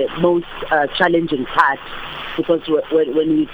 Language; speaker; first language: English; non-native, local second language; Afrikaans